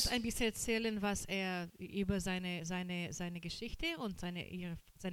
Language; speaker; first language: German; non-native, learner; Portuguese